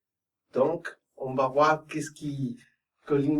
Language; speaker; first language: French; non-native, fluent; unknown